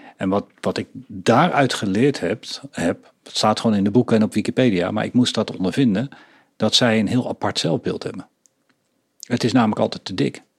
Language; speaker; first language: Dutch; native; Dutch